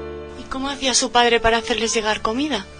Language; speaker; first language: Spanish; native; Spanish